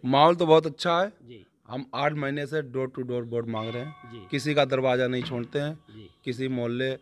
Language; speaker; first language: Hindi; native; Hindi